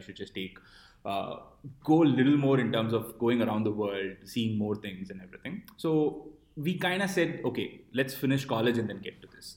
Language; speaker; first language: English; non-native, local second language; Tamil